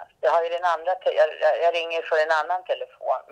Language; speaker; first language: Swedish; native; Swedish